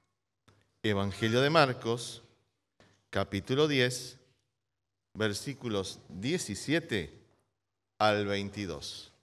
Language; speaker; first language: Spanish; native; Spanish